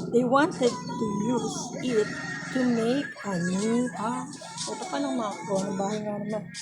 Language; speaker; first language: Filipino; native; Filipino